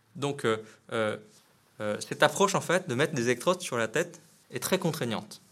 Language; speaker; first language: French; non-native, fluent; Vietnamese